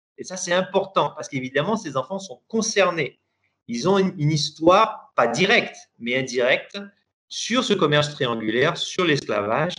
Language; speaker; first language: French; non-native, local second language; Persian